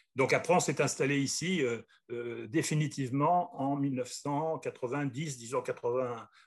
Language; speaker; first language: French; native; French